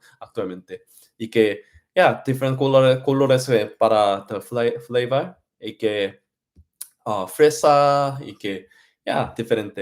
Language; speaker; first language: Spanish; non-native, learner; Korean